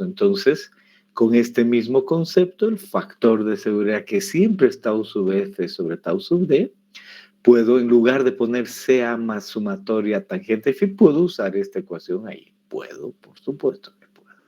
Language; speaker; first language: Spanish; native; Spanish